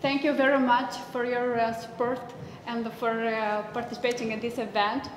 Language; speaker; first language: English; non-native, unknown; Romanian